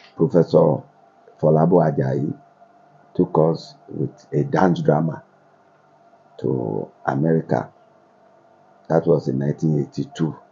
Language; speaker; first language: English; non-native, local second language; Yoruba